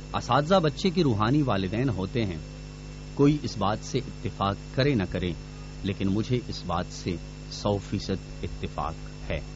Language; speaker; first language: Urdu; non-native, local second language; Pashto